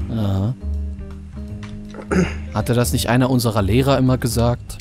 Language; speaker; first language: German; native; German